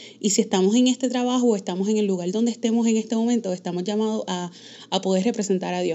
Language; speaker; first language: Spanish; early bilingual, heritage; Spanish